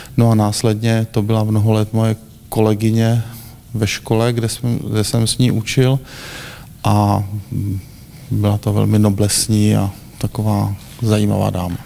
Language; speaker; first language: Czech; native; Czech